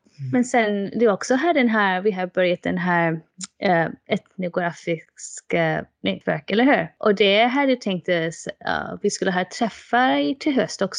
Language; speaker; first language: Swedish; non-native, fluent; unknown